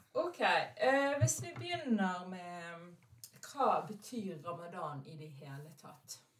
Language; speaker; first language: Norwegian; early bilingual, other home language; Arabic